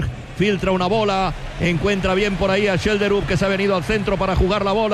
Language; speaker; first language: Spanish; native; Spanish